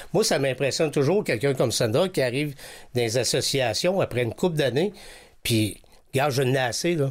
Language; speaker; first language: French; native; French